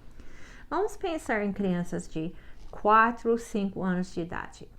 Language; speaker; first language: Portuguese; non-native, learner; English